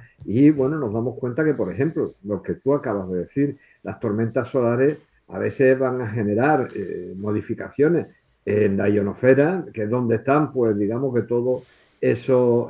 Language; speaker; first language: Spanish; native; Spanish